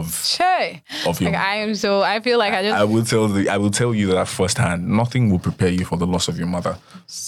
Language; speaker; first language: English; non-native, local second language; Yoruba